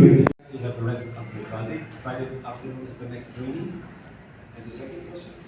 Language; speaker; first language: English; non-native, fluent; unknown